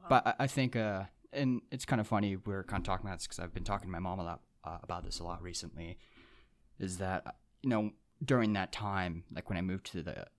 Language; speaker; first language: English; early bilingual, other home language; Japanese